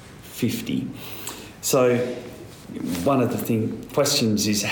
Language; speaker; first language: English; native; English